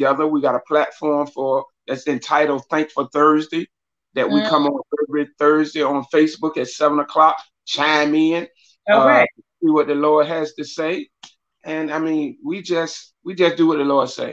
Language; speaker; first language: English; native; English